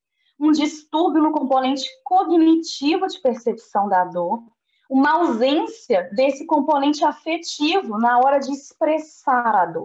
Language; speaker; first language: Portuguese; native; Portuguese